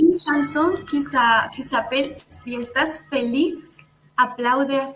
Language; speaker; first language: French; non-native, fluent; Spanish